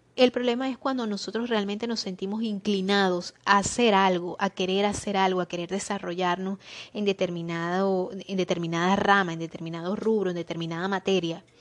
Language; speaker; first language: Spanish; native; Spanish